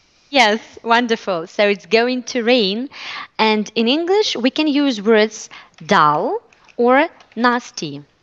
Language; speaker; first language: English; non-native, fluent; Russian